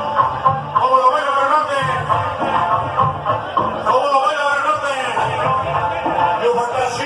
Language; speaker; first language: Spanish; native; Spanish